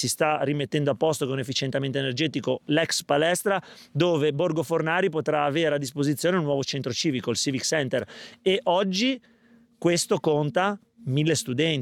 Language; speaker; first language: Italian; native; Italian